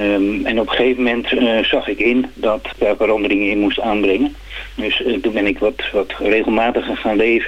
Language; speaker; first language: Dutch; native; Dutch